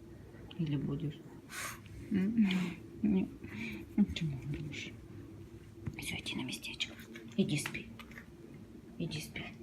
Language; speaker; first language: Russian; native; Russian